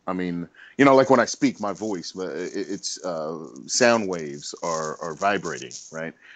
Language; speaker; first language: English; native; English